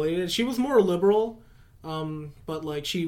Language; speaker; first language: English; native; English